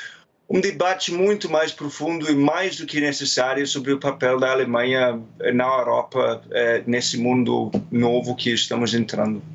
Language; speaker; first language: Portuguese; non-native, fluent; German